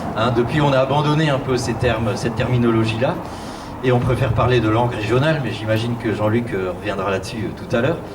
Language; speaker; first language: French; native; French